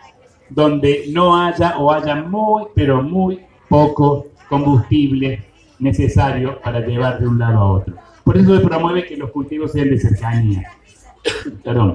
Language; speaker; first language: Spanish; native; Spanish